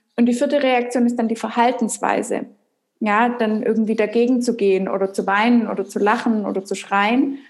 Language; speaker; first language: German; native; German